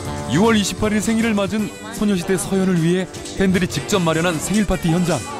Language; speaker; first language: Korean; native; Korean